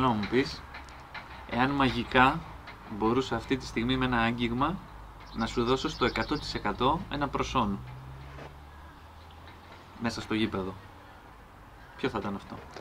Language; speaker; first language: Greek; native; Greek